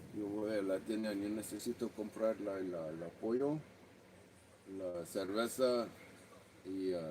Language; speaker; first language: Spanish; non-native, learner; English